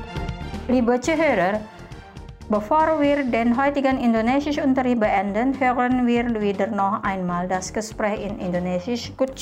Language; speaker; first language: German; non-native, fluent; Indonesian